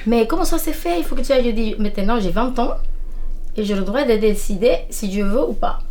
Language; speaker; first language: French; non-native, fluent; Spanish